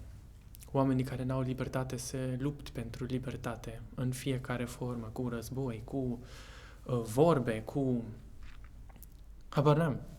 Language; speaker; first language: Romanian; early bilingual, heritage; Romanian